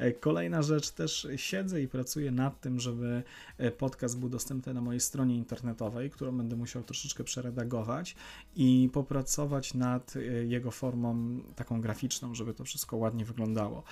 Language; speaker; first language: Polish; native; Polish